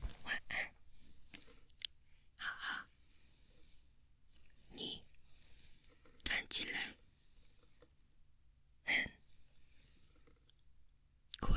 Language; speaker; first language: Chinese; early bilingual, heritage; Chinese